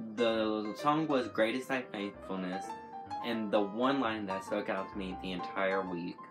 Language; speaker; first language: English; native; English